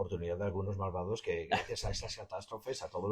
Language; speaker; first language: Spanish; native; Spanish